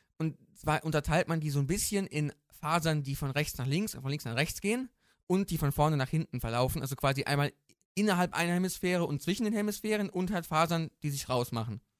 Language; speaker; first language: German; native; German